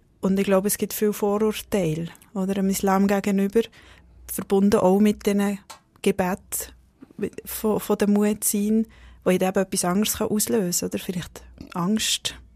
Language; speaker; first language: German; native; German